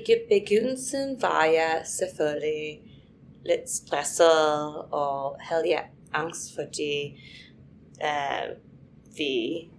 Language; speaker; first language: Danish; non-native, fluent; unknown